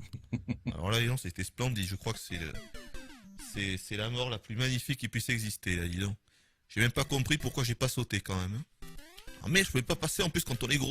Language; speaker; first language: French; native; French